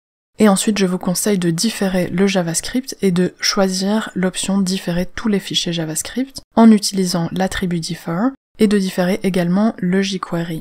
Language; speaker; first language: French; native; French